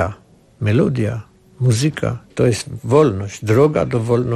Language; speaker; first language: Polish; non-native, learner; Armenian